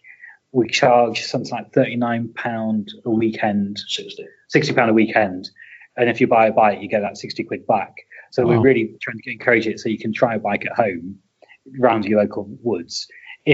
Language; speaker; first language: English; native; English